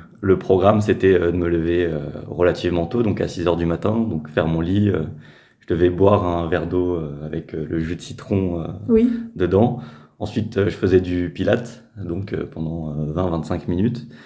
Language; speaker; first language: French; native; French